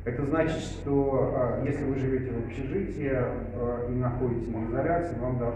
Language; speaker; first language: Russian; native; Russian